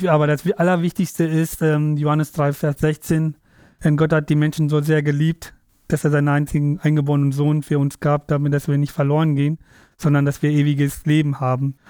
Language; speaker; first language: German; non-native, fluent; Tamil